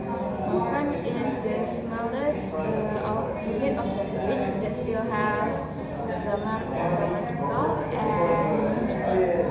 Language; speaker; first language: English; non-native, learner; Indonesian